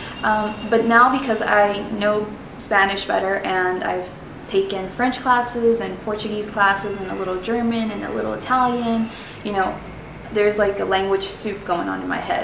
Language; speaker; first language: English; early bilingual, other home language; Spanish